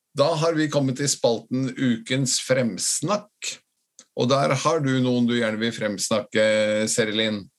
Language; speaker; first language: Norwegian; non-native, fluent; Latvian